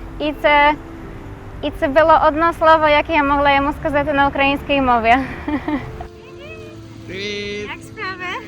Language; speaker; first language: Ukrainian; non-native, learner; Polish